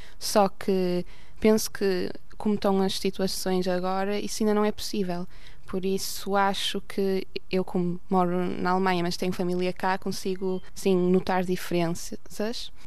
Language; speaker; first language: Portuguese; early bilingual, heritage; Portuguese